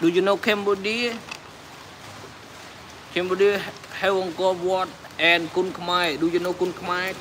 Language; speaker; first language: English; non-native, learner; Khmer